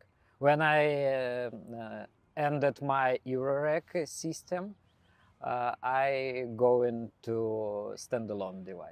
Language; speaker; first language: English; non-native, learner; Belarusian